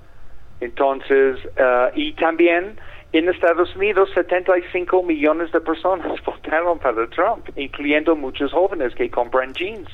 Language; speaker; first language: Spanish; non-native, fluent; English